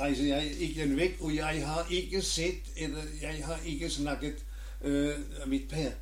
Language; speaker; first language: Danish; non-native, learner; German